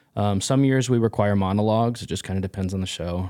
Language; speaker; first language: English; native; English